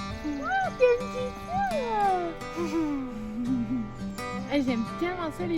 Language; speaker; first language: French; native; French